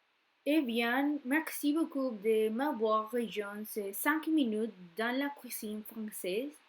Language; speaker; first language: French; non-native, learner; Spanish